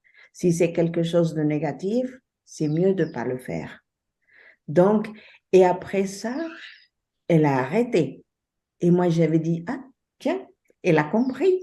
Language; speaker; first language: French; non-native, fluent; Spanish